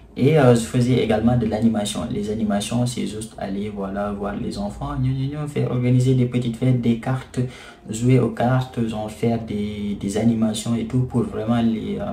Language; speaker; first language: French; non-native, local second language; Wolof